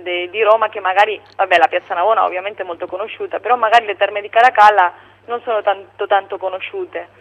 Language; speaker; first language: Italian; non-native, fluent; Spanish